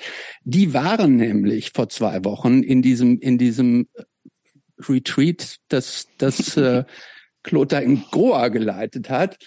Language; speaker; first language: German; native; German